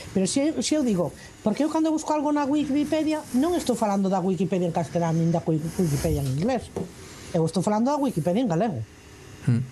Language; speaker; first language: Galician; non-native, local second language; Spanish